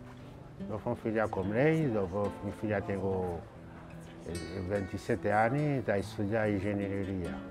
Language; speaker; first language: Italian; non-native, learner; Haitian Creole